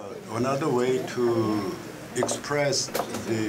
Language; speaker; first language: English; non-native, learner; Korean